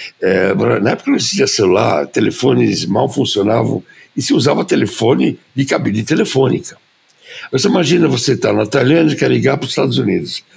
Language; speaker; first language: Portuguese; early bilingual, other home language; German